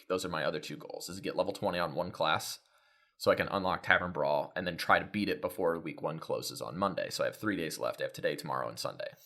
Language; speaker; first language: English; native; English